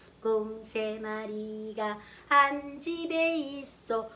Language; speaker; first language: Korean; native; Korean